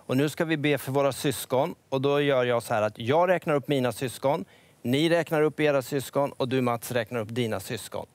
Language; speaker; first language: Swedish; native; Swedish